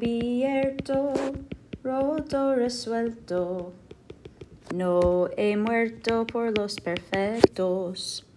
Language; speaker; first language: Spanish; non-native, fluent; English